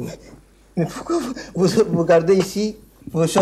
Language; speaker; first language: French; non-native, learner; Japanese